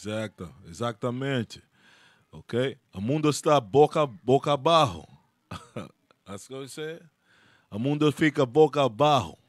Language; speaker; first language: Portuguese; non-native, fluent; Spanish